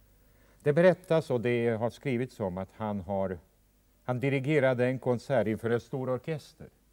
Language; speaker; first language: Swedish; non-native, fluent; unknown